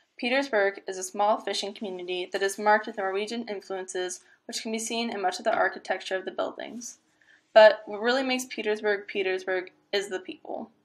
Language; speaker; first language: English; native; English